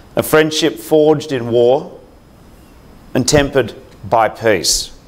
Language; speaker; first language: English; native; English